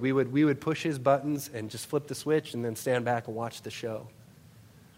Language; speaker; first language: English; native; English